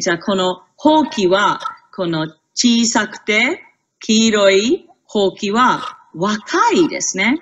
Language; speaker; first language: Japanese; non-native, fluent; English